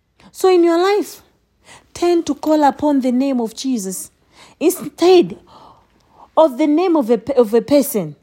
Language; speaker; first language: English; non-native, local second language; Swahili